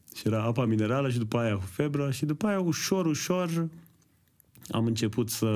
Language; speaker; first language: Romanian; early bilingual, other home language; Persian